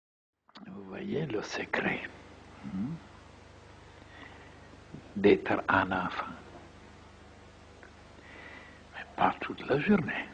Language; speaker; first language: French; non-native, fluent; Bulgarian